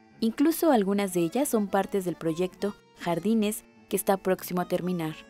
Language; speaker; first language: Spanish; native; Spanish